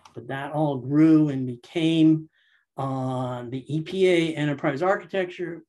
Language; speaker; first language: English; native; English